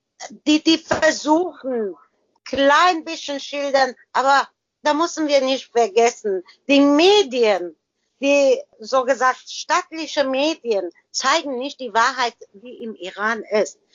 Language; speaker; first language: German; non-native, learner; Persian